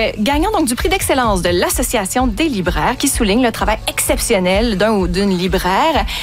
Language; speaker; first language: French; native; French